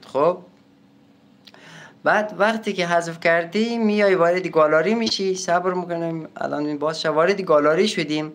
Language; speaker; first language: Persian; native; Persian